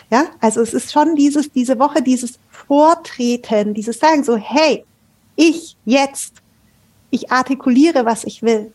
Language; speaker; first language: German; native; German